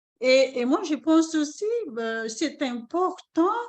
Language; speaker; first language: French; non-native, local second language; Malagasy